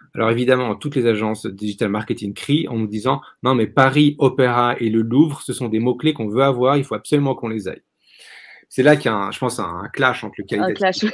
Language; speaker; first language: French; native; French